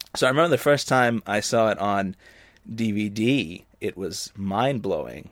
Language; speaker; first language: English; native; English